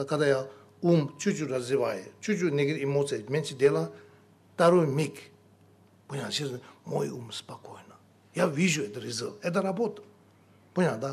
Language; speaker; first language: Russian; non-native, learner; Tibetan